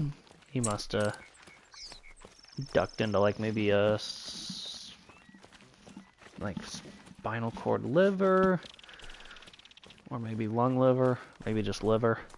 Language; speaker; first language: English; native; English